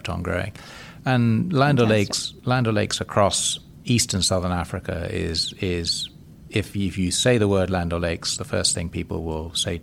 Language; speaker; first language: English; native; English